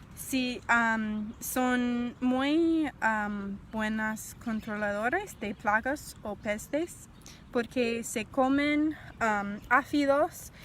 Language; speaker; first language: Spanish; non-native, learner; English